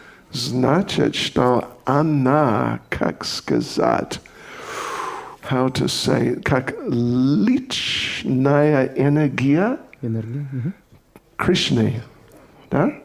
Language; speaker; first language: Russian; non-native, fluent; English